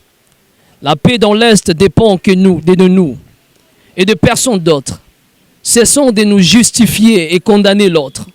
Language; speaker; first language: French; non-native, local second language; Lingala